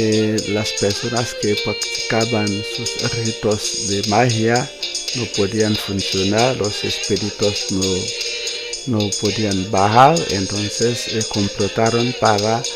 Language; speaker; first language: Spanish; non-native, fluent; Haitian Creole